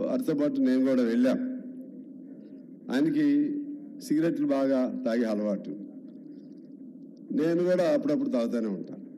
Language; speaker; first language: Telugu; native; Telugu